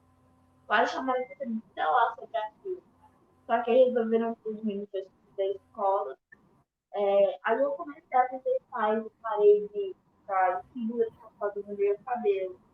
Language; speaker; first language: Portuguese; early bilingual, other home language; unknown